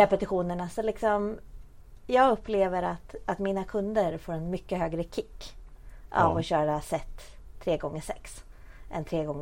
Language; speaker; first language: Swedish; native; Swedish